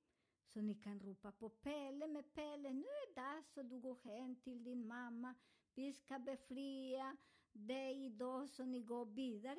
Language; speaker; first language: Swedish; non-native, learner; Spanish